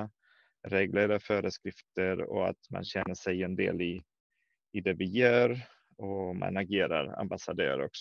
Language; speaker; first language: Swedish; non-native, fluent; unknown